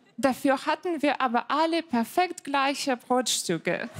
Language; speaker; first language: German; non-native, fluent; Ukrainian